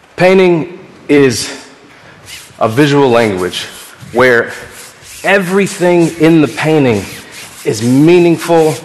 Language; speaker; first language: English; native; English